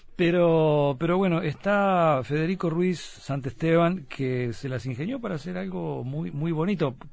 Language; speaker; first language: Spanish; native; Spanish